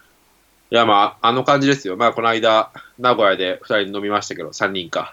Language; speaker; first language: Japanese; native; Japanese